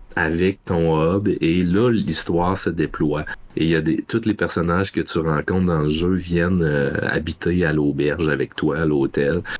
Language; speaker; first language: French; native; French